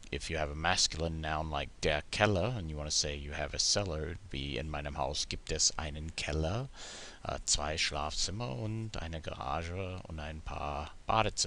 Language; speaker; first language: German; non-native, fluent; English